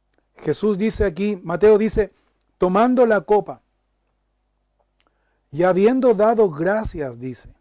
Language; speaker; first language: Spanish; native; Spanish